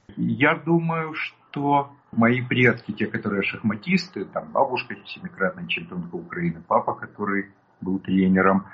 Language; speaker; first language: Russian; native; Russian